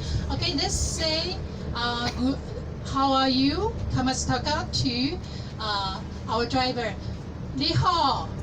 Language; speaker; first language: English; non-native, learner; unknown